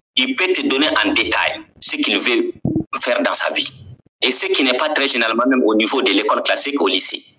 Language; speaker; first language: French; non-native, local second language; Bambara